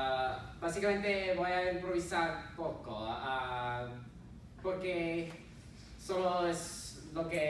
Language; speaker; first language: Spanish; non-native, learner; English